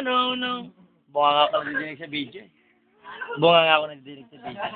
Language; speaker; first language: Filipino; native; Filipino